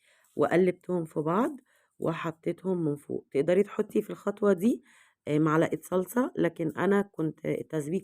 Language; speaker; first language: Arabic; native; Arabic